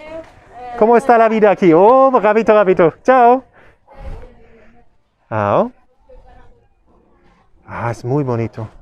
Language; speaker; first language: Spanish; non-native, learner; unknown